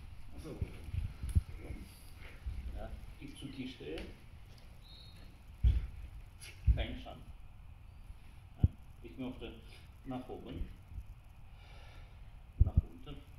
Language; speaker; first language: German; non-native, learner; Russian